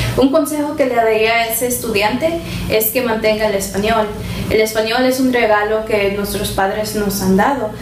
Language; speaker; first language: Spanish; early bilingual, heritage; Spanish